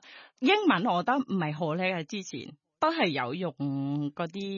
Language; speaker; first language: Cantonese; non-native, learner; Thai